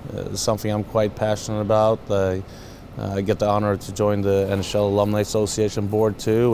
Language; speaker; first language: English; non-native, fluent; Swedish